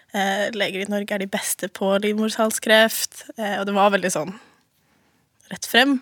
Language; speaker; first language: Norwegian; native; Norwegian